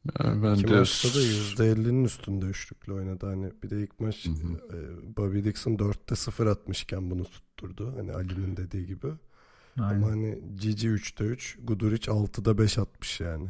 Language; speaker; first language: Turkish; native; Turkish